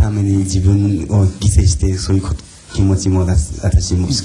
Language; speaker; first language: Japanese; non-native, fluent; Chinese